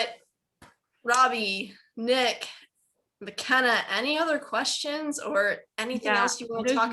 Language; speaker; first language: English; native; English